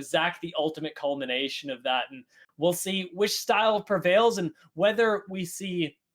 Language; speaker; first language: English; native; English